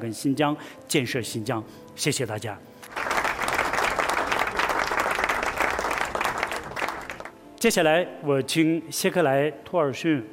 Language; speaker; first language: Chinese; native; Chinese